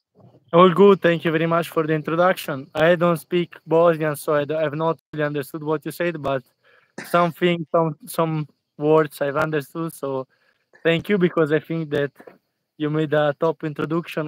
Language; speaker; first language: English; non-native, fluent; Italian